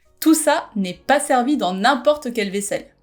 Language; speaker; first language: French; native; French